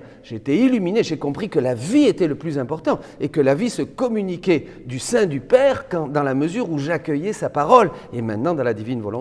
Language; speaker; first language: French; native; French